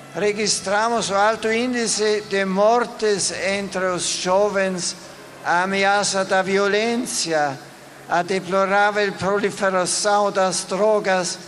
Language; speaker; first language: Portuguese; non-native, fluent; German